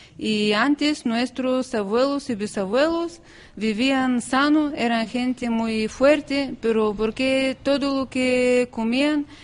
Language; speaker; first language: Spanish; non-native, fluent; Bulgarian